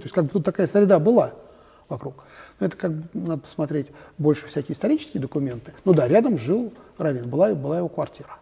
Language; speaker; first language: Russian; native; Russian